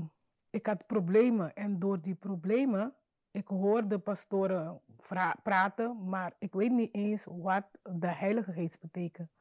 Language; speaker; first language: Dutch; non-native, learner; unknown